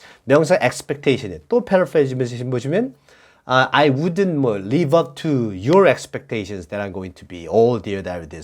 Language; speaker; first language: English; non-native, fluent; Korean